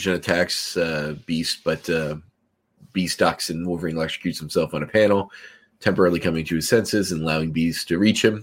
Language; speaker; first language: English; native; English